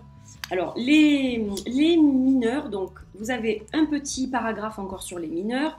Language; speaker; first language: French; native; French